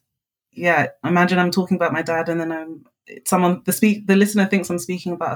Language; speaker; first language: English; non-native, local second language; Akan